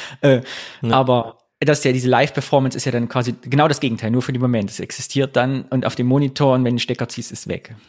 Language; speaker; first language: German; native; German